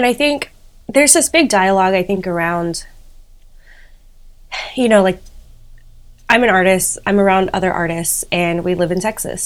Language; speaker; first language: English; native; English